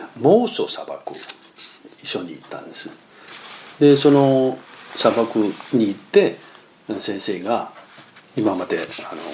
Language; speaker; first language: Japanese; non-native, fluent; Chinese